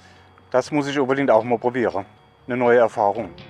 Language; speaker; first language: German; native; German